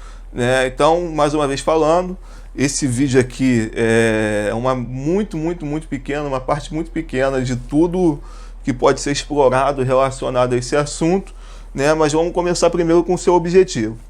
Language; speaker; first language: Portuguese; native; Portuguese